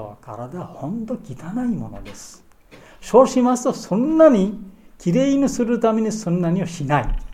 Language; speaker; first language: Japanese; non-native, learner; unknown